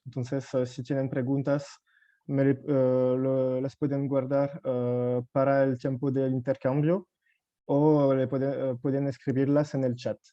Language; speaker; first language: Spanish; non-native, fluent; French